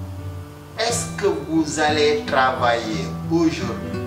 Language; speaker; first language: French; non-native, fluent; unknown